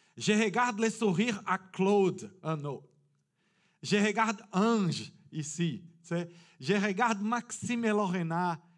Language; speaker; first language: French; non-native, fluent; Portuguese